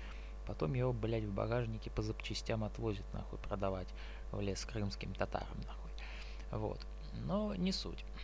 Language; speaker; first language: Russian; native; Russian